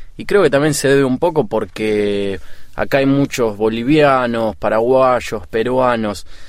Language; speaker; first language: Spanish; native; Spanish